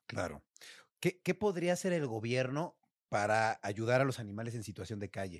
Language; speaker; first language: Spanish; native; Spanish